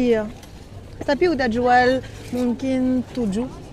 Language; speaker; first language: Indonesian; non-native, learner; Arabic